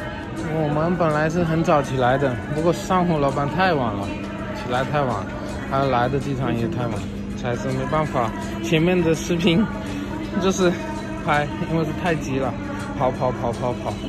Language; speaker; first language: Chinese; non-native, fluent; Hindi